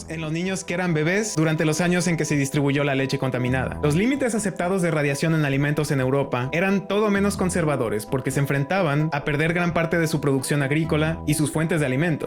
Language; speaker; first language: Spanish; native; Spanish